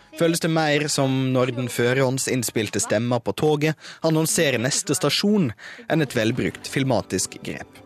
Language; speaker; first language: Norwegian; native; Norwegian